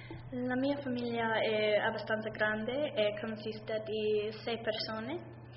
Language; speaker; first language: Italian; non-native, learner; English